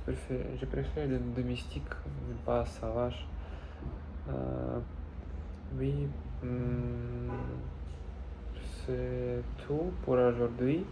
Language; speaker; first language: French; non-native, learner; Russian